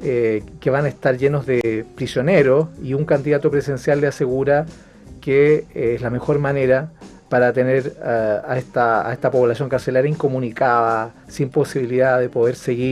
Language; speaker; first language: Spanish; native; Spanish